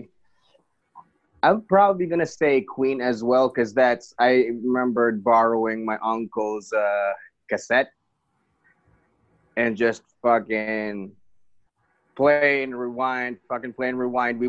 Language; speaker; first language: English; non-native, local second language; Filipino